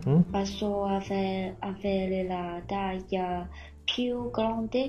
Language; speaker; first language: Italian; non-native, learner; Chinese